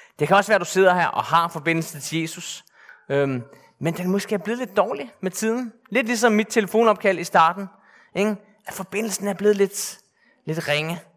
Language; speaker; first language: Danish; native; Danish